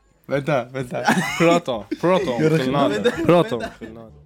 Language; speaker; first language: Swedish; non-native, learner; Persian